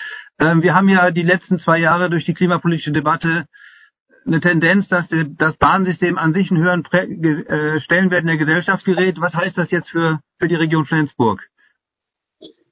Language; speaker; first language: German; native; German